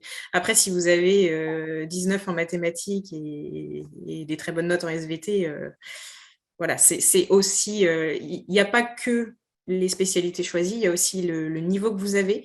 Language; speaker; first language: French; native; French